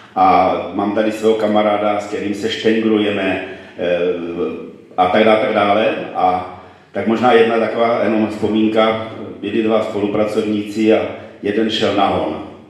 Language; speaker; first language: Czech; native; Czech